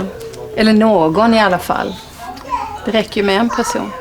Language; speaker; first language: Swedish; native; Swedish